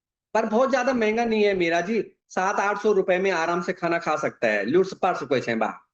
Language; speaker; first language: Hindi; native; Hindi